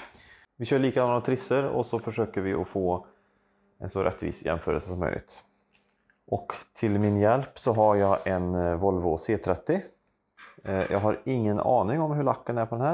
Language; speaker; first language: Swedish; native; Swedish